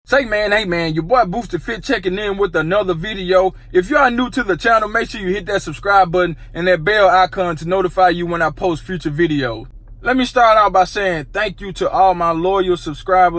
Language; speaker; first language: English; native; English